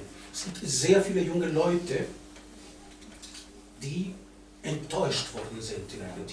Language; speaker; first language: German; non-native, fluent; Spanish